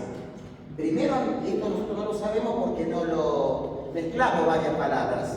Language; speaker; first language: Spanish; native; Spanish